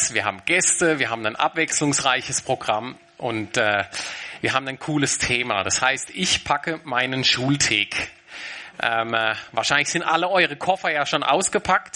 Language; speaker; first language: German; native; German